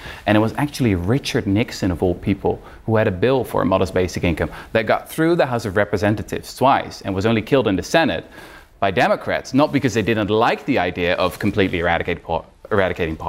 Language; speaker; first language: English; non-native, fluent; Dutch